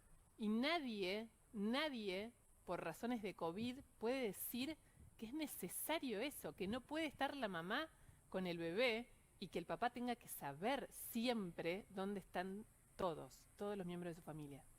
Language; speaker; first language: Spanish; native; Spanish